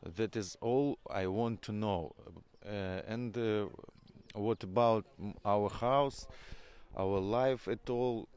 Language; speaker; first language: English; non-native, fluent; Norwegian